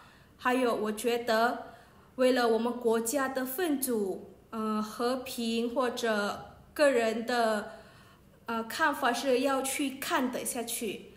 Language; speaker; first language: Chinese; non-native, learner; Malay